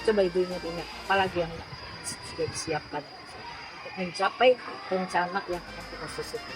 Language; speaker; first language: Indonesian; native; Indonesian